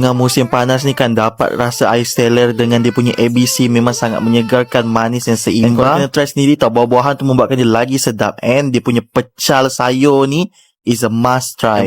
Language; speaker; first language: Malay; native; Malay